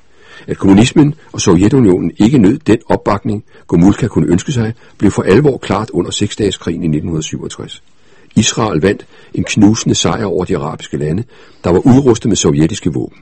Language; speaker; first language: Danish; native; Danish